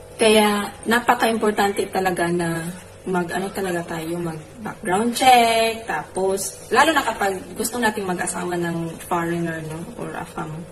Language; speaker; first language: Filipino; non-native, local second language; Cebuano